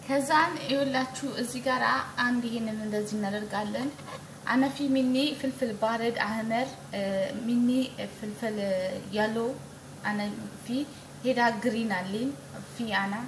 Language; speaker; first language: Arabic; non-native, learner; Amharic